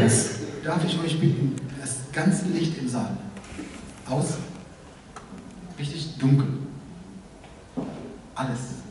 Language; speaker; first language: German; non-native, learner; Arabic